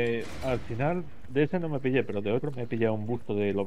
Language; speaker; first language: Spanish; native; Spanish